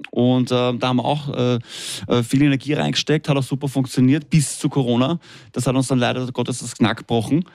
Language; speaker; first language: German; native; German